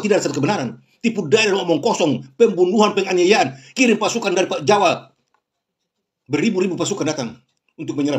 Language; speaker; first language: Indonesian; native; Indonesian